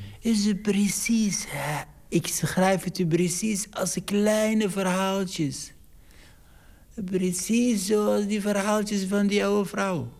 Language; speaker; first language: Dutch; non-native, fluent; Arabic